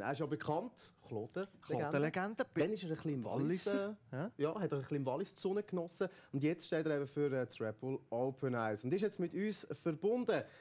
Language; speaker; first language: German; native; German